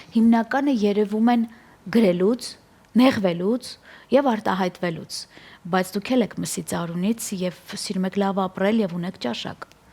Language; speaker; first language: Armenian; native; Armenian